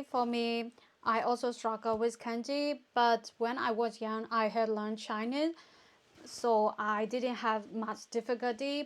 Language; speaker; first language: English; non-native, fluent; Burmese